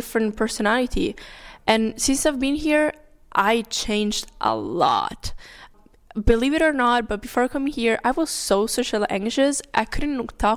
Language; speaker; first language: English; non-native, fluent; Italian